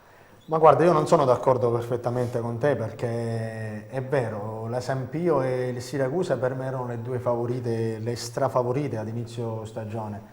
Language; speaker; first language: Italian; native; Italian